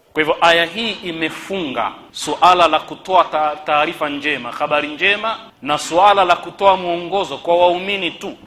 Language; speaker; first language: Swahili; native; Swahili